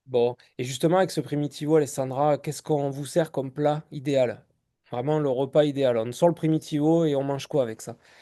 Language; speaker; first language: French; native; French